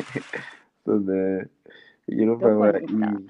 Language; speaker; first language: Japanese; non-native, learner; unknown